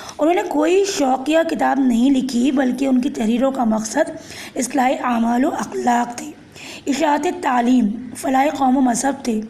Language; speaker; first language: Urdu; native; Urdu